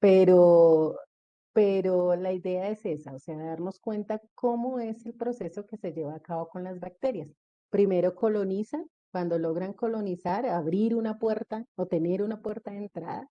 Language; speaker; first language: Spanish; native; Spanish